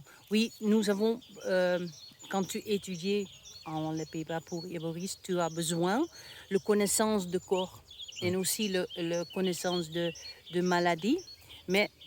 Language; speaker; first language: French; non-native, learner; Dutch